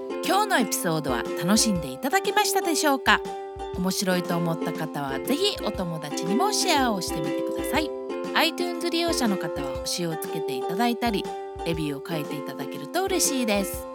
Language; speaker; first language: Japanese; early bilingual, heritage; Japanese